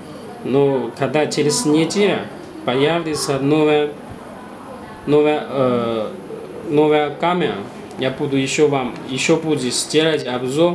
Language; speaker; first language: Russian; non-native, learner; Chinese